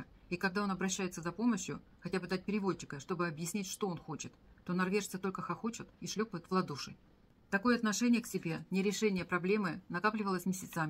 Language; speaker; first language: Russian; native; Russian